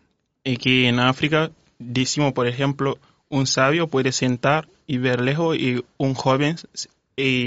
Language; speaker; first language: Spanish; non-native, fluent; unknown